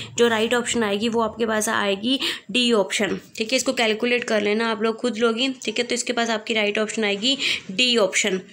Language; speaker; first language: Hindi; non-native, local second language; Punjabi